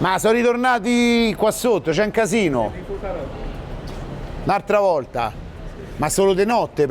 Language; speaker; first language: Italian; native; Italian